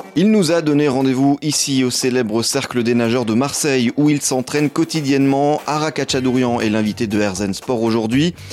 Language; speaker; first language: French; native; French